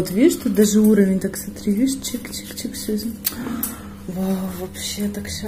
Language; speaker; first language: Russian; native; Russian